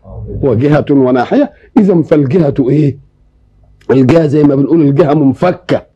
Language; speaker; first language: Arabic; native; Arabic